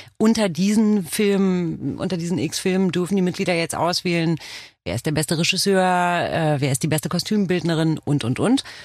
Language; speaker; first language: German; early bilingual, other home language; Romanian